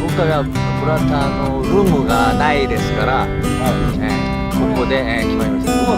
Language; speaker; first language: Japanese; non-native, learner; Korean